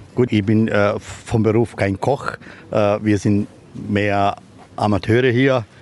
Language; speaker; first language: German; non-native, fluent; Croatian